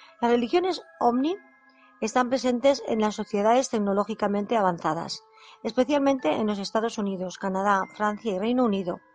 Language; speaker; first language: Spanish; native; Spanish